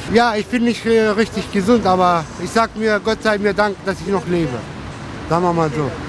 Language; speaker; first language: German; non-native, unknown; Turkish